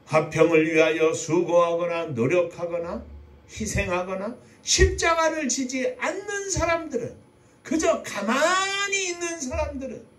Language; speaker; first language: Korean; native; Korean